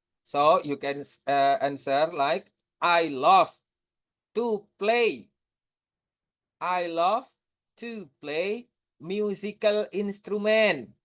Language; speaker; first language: English; non-native, fluent; Indonesian